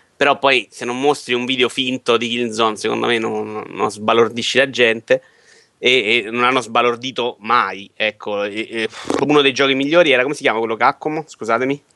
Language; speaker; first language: Italian; native; Italian